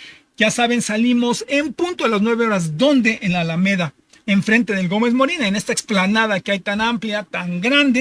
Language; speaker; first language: Spanish; native; Spanish